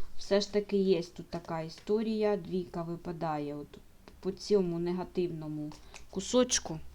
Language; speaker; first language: Ukrainian; non-native, local second language; Russian